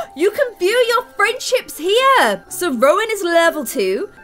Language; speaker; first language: English; native; English